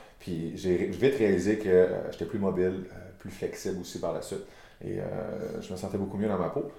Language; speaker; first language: French; native; French